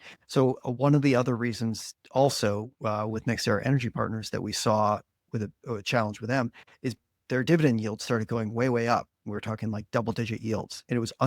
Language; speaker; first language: English; native; English